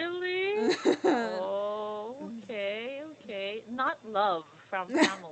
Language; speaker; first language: English; non-native, fluent; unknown